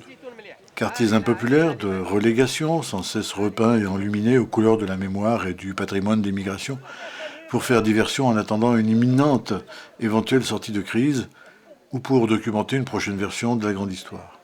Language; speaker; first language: French; native; French